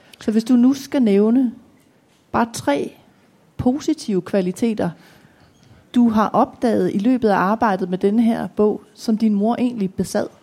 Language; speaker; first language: Danish; native; Danish